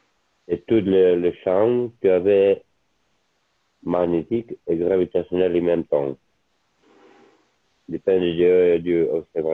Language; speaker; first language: French; non-native, learner; Italian